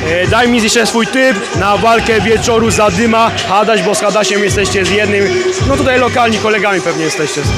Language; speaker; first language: Polish; native; Polish